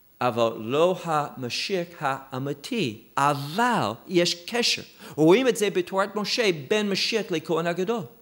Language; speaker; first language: Hebrew; non-native, fluent; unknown